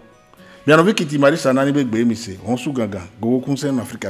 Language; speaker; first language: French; non-native, local second language; Ewe